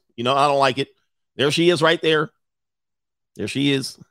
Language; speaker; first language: English; native; English